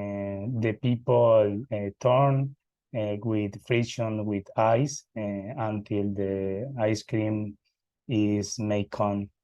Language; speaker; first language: English; non-native, learner; Spanish